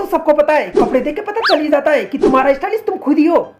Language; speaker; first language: Hindi; native; Hindi